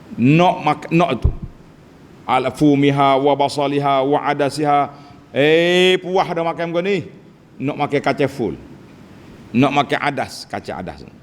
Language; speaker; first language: Malay; native; Malay